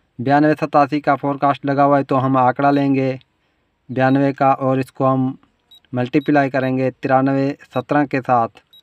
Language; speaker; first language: Urdu; non-native, local second language; Punjabi